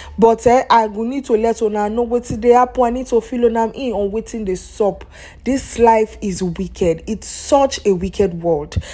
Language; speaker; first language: Nigerian Pidgin; non-native, local second language; Yoruba